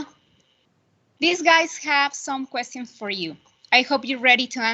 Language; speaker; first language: English; non-native, fluent; Spanish